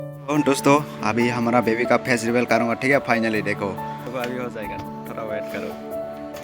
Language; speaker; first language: Hindi; non-native, local second language; Kok Borok